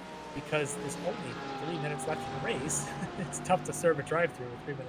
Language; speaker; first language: English; native; English